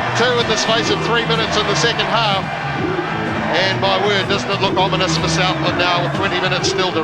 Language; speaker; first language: English; native; English